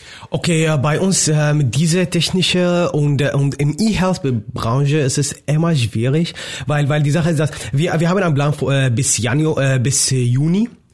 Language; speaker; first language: German; non-native, learner; Arabic